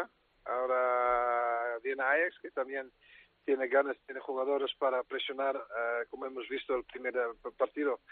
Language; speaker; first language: Spanish; non-native, fluent; Dutch